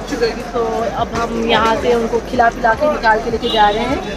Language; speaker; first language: Hindi; native; Hindi